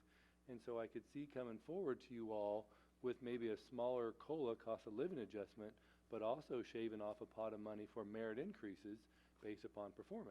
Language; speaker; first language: English; native; English